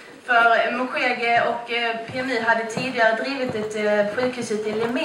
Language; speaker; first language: Swedish; native; Swedish